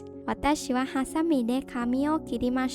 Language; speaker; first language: Japanese; non-native, fluent; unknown